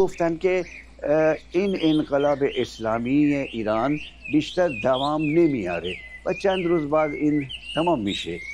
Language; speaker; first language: Persian; non-native, fluent; Urdu